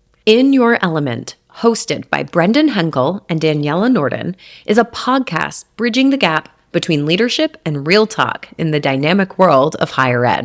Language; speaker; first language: English; native; English